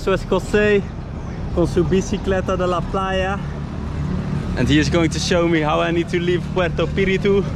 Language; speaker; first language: Spanish; non-native, learner; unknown